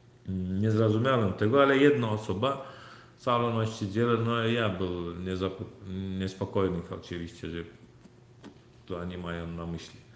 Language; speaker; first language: Polish; non-native, learner; Turkmen